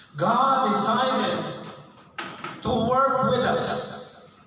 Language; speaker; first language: English; non-native, local second language; Filipino